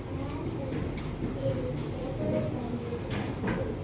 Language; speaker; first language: English; non-native, learner; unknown